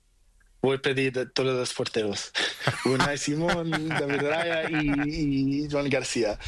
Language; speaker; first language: Spanish; non-native, learner; Portuguese